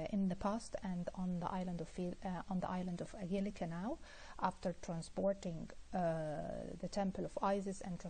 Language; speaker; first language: English; non-native, fluent; Arabic